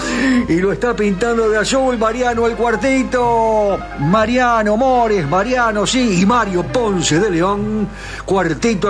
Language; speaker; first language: Spanish; native; Spanish